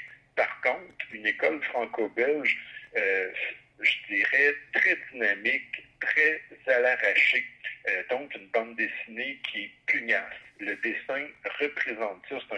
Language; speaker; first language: French; native; French